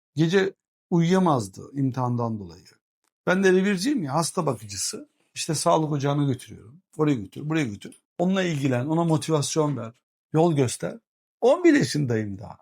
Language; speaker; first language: Turkish; early bilingual, heritage; Turkish